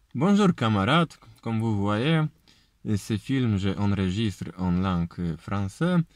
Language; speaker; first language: French; non-native, learner; Polish